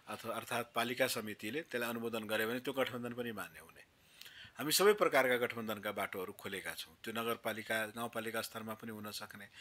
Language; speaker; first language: Nepali; non-native, local second language; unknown